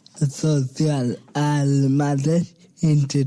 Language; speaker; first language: Catalan; non-native, local second language; Spanish